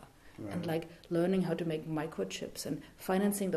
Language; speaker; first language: English; non-native, fluent; German